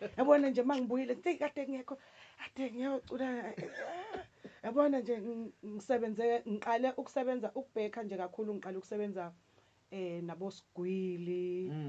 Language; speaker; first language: Zulu; native; Zulu